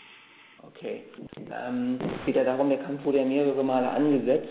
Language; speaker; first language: German; native; German